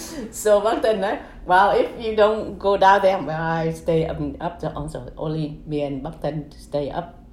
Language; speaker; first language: English; non-native, fluent; Vietnamese